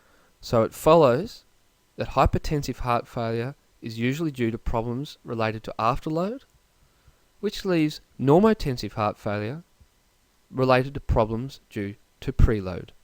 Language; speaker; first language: English; native; English